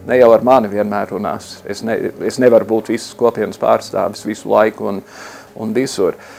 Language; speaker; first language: Latvian; early bilingual, heritage; Latvian